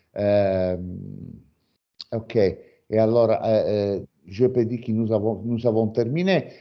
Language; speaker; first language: French; non-native, fluent; Italian